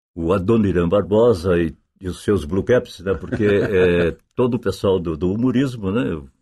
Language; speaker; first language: Portuguese; native; Portuguese